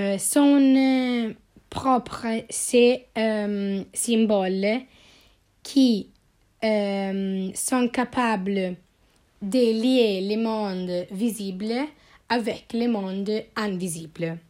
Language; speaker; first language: French; non-native, learner; Italian